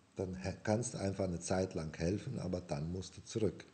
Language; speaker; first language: German; non-native, fluent; Italian